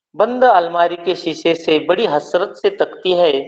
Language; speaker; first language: Hindi; non-native, local second language; Marathi